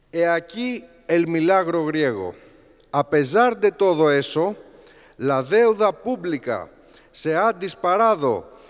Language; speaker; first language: Spanish; non-native, fluent; Greek